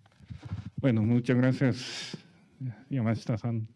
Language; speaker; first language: Spanish; non-native, learner; Japanese